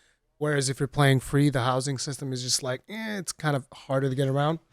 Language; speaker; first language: English; native; English